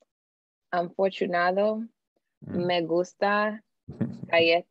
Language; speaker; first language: Spanish; non-native, learner; English